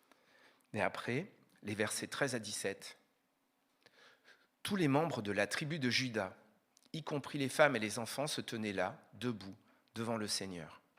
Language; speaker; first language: French; native; French